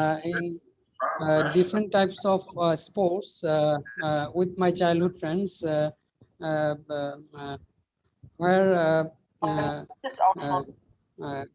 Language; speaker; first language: English; non-native, learner; Bangla